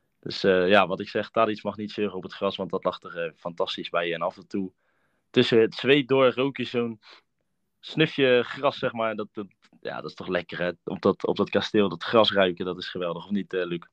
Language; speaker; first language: Dutch; native; Dutch